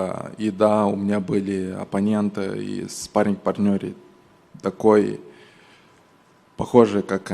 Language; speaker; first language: Russian; non-native, local second language; Romanian